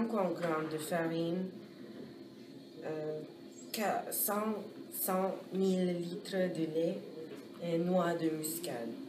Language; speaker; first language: French; non-native, learner; English